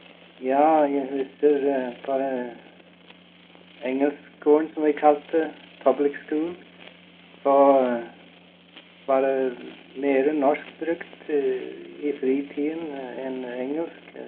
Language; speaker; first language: Norwegian; early bilingual, heritage; Norwegian